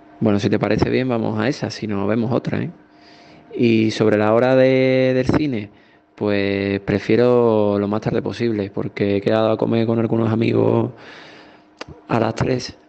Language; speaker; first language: Spanish; native; Spanish